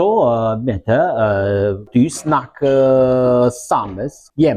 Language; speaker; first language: Norwegian; non-native, learner; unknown